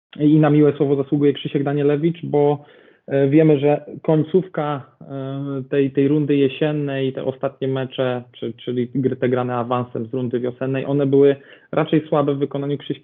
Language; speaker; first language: Polish; native; Polish